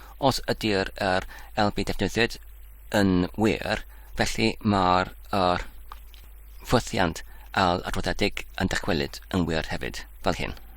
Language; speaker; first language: Welsh; non-native, learner; Dutch